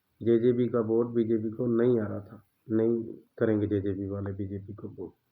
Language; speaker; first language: Hindi; non-native, local second language; Punjabi